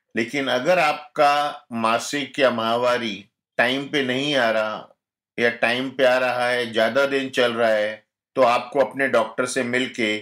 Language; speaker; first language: Hindi; non-native, local second language; Gujarati